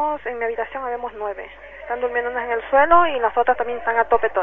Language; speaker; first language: Spanish; native; Spanish